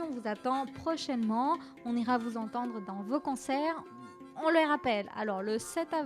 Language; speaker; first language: French; native; French